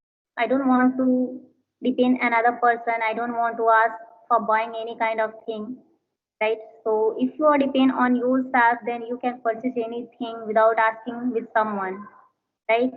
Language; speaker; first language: English; non-native, learner; Hindi